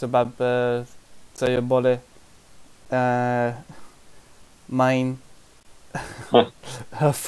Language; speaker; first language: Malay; non-native, learner; English